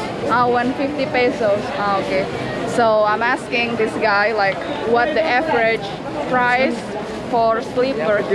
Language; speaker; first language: English; non-native, learner; Indonesian